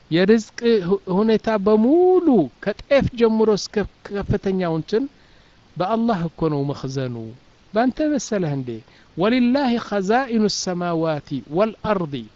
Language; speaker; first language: Amharic; native; Amharic